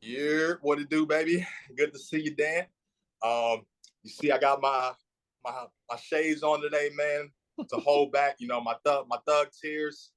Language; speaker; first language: English; native; English